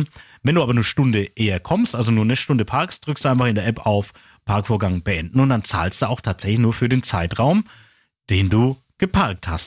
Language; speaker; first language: German; native; German